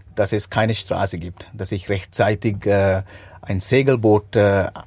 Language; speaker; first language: German; non-native, fluent; Sinhala